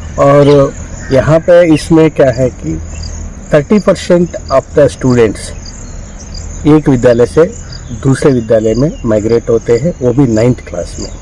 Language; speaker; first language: Hindi; non-native, local second language; Kannada